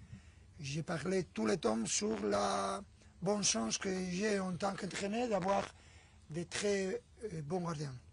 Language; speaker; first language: French; non-native, fluent; Spanish